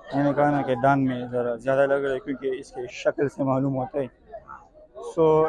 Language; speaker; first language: Urdu; non-native, local second language; Pashto